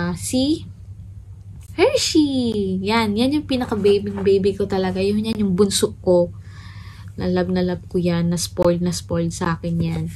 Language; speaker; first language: Filipino; native; Filipino